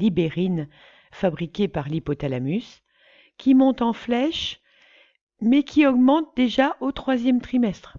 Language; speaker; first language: French; native; French